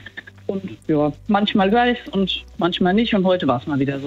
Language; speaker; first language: German; native; German